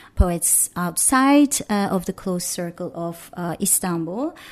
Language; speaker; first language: English; non-native, fluent; Turkish